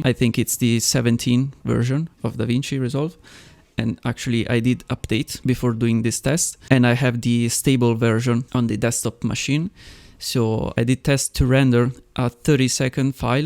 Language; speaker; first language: English; non-native, fluent; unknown